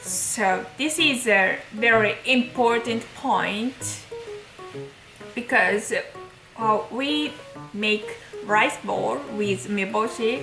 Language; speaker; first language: English; non-native, learner; Japanese